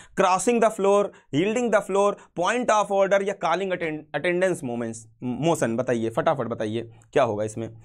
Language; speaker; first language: Hindi; native; Hindi